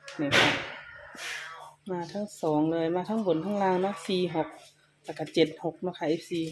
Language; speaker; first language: Thai; non-native, local second language; Lao